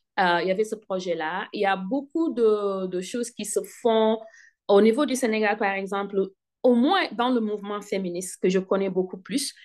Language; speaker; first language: French; non-native, local second language; Wolof